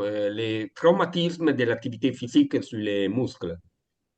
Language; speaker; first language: French; non-native, fluent; Italian